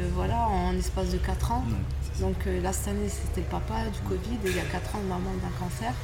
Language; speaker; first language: French; native; French